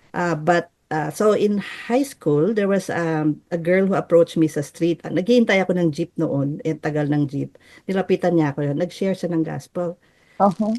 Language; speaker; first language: Filipino; native; Filipino